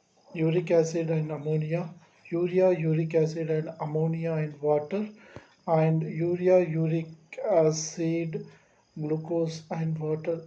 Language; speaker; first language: English; non-native, local second language; Telugu